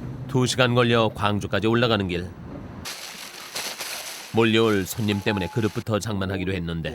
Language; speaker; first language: Korean; native; Korean